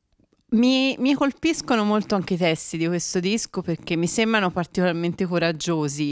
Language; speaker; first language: Italian; native; Italian